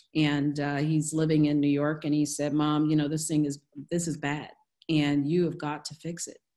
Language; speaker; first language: English; native; English